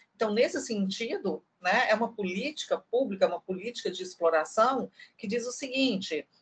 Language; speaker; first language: Portuguese; native; Portuguese